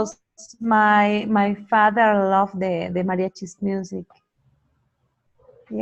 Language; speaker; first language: English; non-native, learner; Spanish